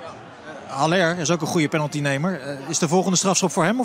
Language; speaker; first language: Dutch; native; Dutch